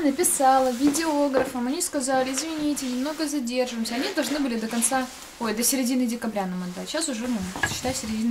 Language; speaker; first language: Russian; native; Russian